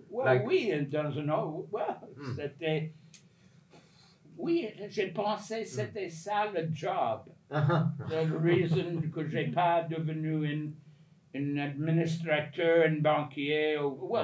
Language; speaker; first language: French; non-native, fluent; English